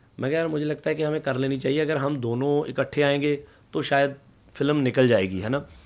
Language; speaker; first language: Hindi; non-native, local second language; Punjabi